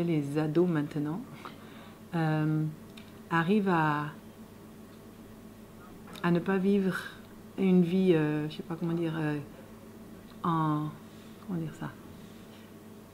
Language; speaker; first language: French; native; French